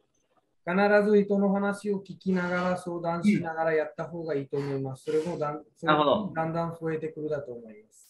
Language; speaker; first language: Japanese; non-native, fluent; Hindi